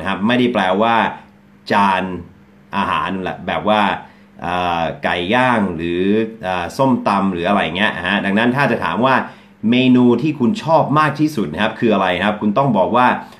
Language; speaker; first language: Thai; non-native, fluent; English